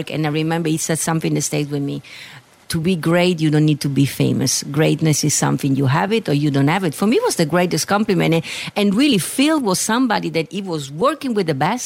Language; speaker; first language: English; non-native, fluent; Italian